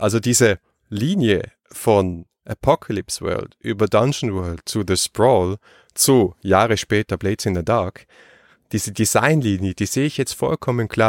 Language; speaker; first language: German; native; German